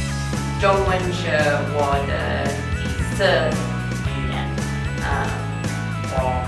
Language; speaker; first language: Chinese; non-native, learner; English